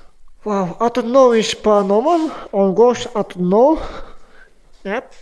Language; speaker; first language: English; non-native, learner; Croatian